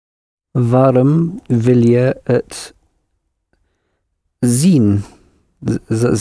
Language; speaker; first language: Dutch; non-native, learner; English